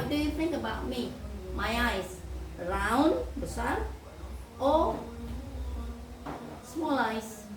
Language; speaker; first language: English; non-native, fluent; Indonesian